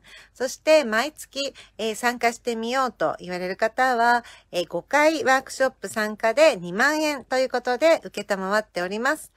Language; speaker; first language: Japanese; native; Japanese